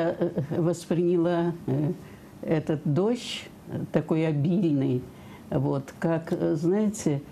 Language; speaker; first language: Russian; native; Russian